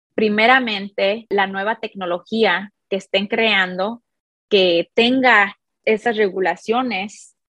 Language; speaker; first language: Spanish; early bilingual, heritage; Spanish